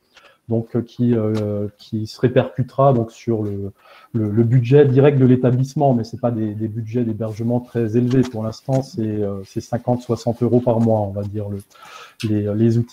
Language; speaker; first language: French; native; French